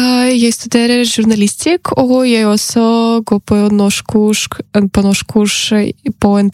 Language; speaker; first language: Norwegian; non-native, learner; Ukrainian